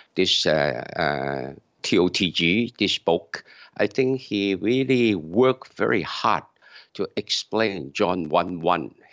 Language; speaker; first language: English; non-native, local second language; Cantonese